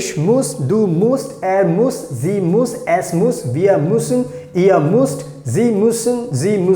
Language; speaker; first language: German; non-native, fluent; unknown